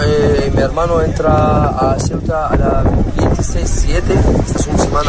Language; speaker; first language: Spanish; non-native, learner; Arabic